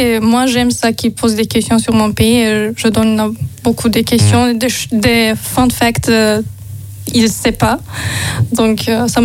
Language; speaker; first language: French; non-native, learner; Azerbaijani